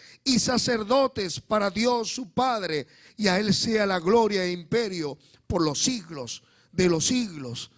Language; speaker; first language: Spanish; native; Spanish